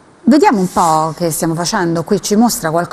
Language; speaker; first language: Italian; native; Italian